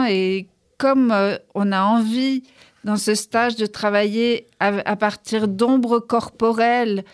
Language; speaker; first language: French; native; French